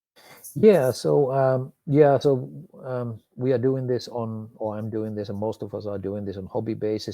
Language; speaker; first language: English; non-native, fluent; Finnish